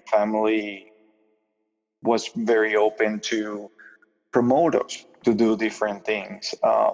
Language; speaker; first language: English; non-native, fluent; Spanish